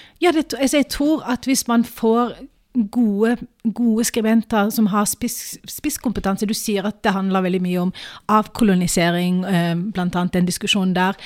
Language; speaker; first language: Norwegian; early bilingual, other home language; Urdu